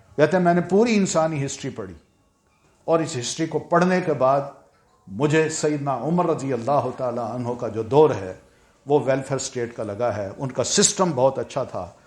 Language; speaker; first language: Urdu; native; Urdu